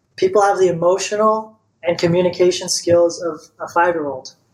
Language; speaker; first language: English; non-native, fluent; Bulgarian